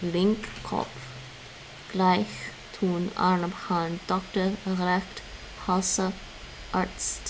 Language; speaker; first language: German; non-native, learner; English